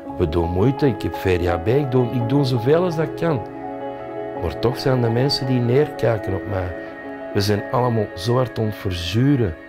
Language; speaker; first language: Dutch; native; Dutch